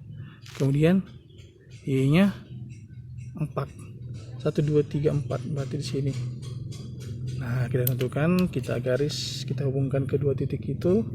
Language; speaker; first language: Indonesian; native; Indonesian